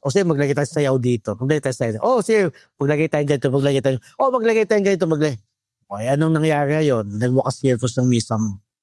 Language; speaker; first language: Filipino; native; Filipino